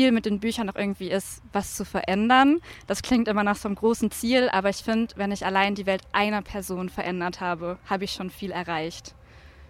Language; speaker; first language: German; native; German